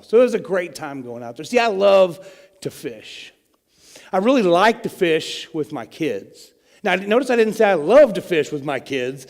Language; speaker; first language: English; native; English